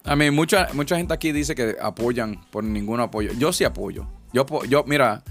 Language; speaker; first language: Spanish; early bilingual, other home language; English